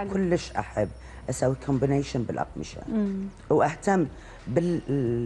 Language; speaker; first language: Arabic; native; Arabic